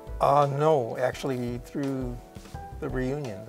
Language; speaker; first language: English; native; English